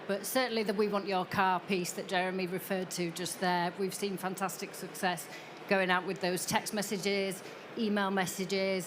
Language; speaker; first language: English; native; English